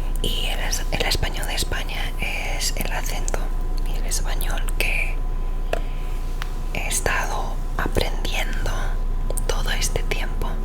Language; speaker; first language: Spanish; non-native, learner; English